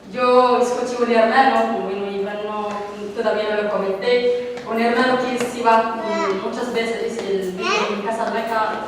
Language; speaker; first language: Spanish; non-native, learner; Arabic